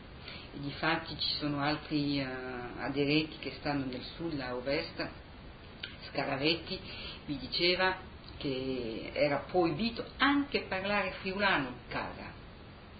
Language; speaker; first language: Italian; early bilingual, heritage; Italian